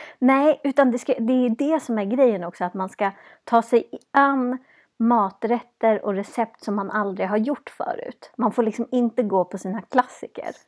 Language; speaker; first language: Swedish; native; Swedish